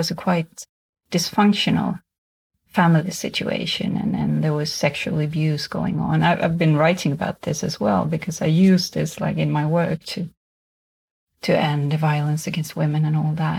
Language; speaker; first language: English; non-native, fluent; Swedish